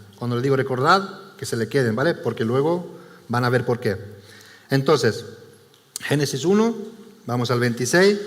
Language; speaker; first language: Spanish; non-native, fluent; Romanian